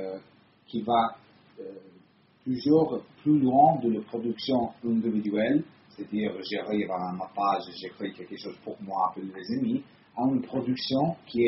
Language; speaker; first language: French; non-native, fluent; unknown